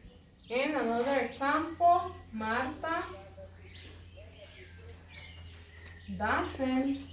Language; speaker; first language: English; non-native, fluent; Spanish